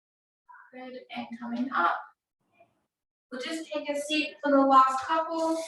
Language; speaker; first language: English; native; English